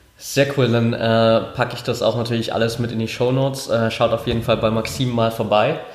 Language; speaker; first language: German; native; German